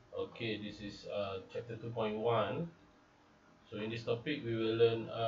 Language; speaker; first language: English; non-native, local second language; Malay